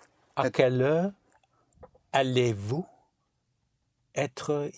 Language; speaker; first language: French; non-native, learner; English